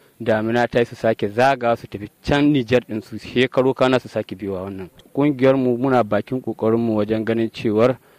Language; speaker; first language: Hausa; native; Hausa